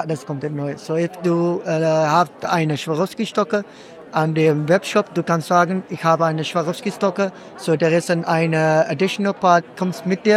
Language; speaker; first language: German; non-native, learner; Dutch